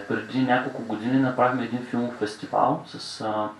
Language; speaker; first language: Bulgarian; native; Bulgarian